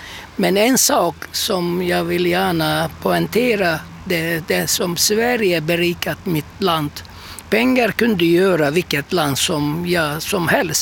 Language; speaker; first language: Swedish; non-native, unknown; Turkish